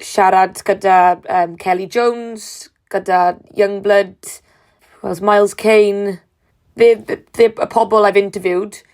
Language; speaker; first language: Welsh; non-native, learner; English